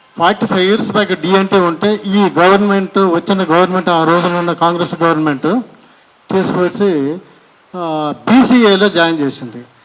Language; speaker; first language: Telugu; native; Telugu